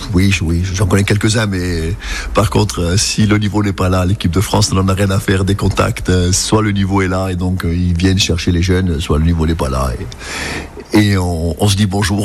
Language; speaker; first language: French; native; French